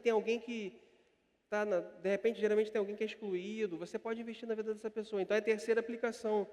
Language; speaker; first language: Portuguese; native; Portuguese